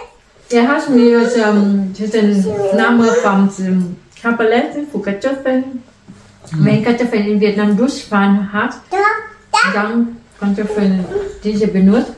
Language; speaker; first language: German; non-native, learner; Vietnamese